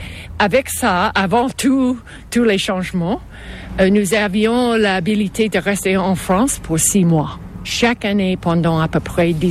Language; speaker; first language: French; non-native, fluent; English